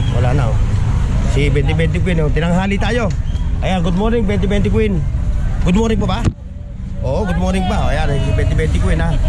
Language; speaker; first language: Filipino; native; Filipino